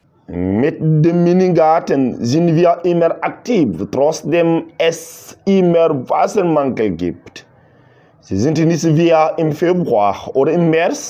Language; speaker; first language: German; non-native, learner; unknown